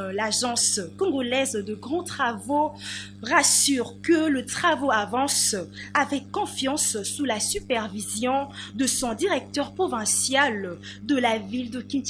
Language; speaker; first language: French; native; French